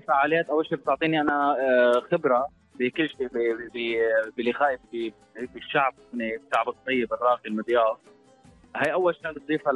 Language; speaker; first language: Arabic; native; Arabic